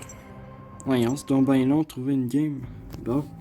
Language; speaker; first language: French; native; French